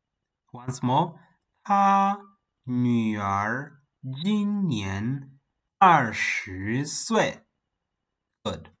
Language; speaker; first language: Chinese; non-native, fluent; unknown